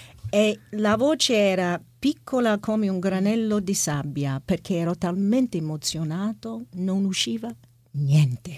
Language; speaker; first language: Italian; non-native, fluent; English